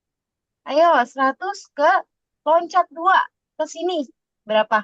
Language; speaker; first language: Indonesian; native; Indonesian